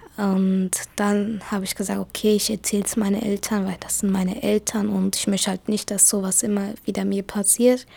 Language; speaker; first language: German; early bilingual, other home language; Kurdish